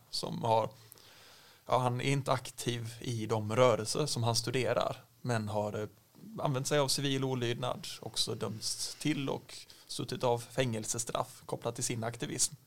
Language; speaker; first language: Swedish; native; Swedish